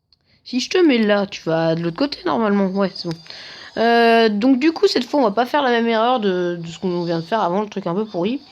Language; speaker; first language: French; native; French